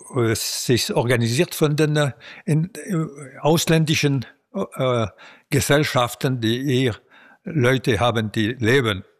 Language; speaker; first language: German; non-native, local second language; French